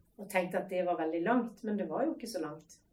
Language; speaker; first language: Norwegian; native; Norwegian